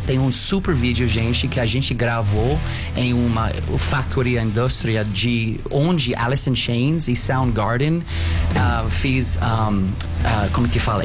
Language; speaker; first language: Portuguese; non-native, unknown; English